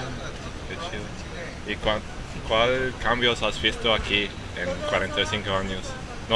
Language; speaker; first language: Spanish; non-native, learner; English